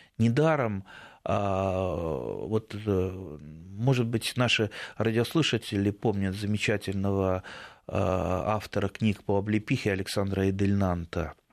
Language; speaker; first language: Russian; native; Russian